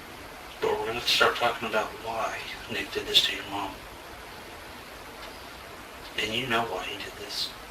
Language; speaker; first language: English; native; English